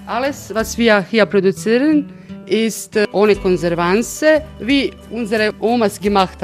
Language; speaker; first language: German; non-native, learner; Croatian